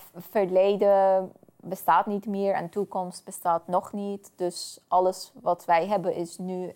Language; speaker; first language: Dutch; non-native, fluent; Persian